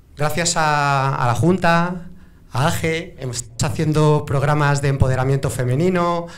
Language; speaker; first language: Spanish; native; Spanish